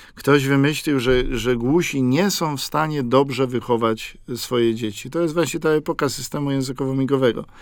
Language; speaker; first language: Polish; native; Polish